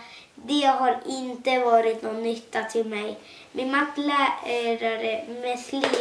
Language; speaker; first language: Swedish; non-native, local second language; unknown